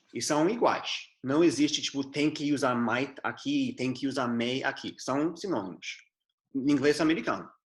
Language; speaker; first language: Portuguese; non-native, fluent; English